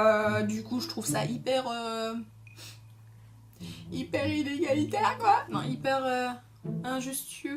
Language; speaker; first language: French; native; French